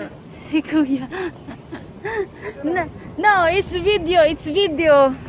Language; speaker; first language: English; non-native, local second language; Filipino